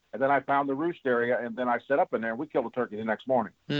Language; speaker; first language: English; native; English